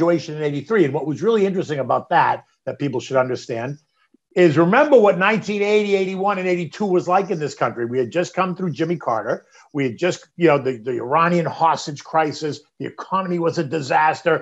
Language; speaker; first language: English; native; English